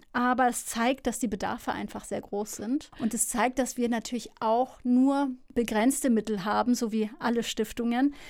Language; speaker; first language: German; early bilingual, other home language; Turkish